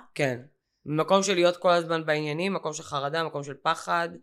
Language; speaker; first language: Hebrew; native; Hebrew